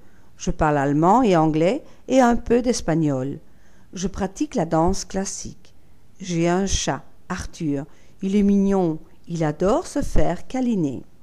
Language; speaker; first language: French; non-native, fluent; Italian